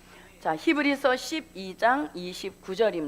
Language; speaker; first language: Korean; native; Korean